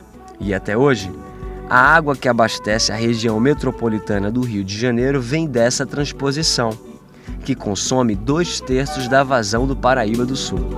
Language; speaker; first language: Portuguese; native; Portuguese